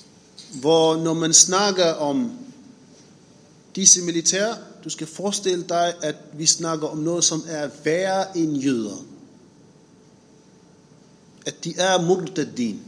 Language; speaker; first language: Danish; non-native, fluent; Arabic